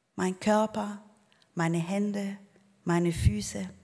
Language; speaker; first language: German; non-native, fluent; Portuguese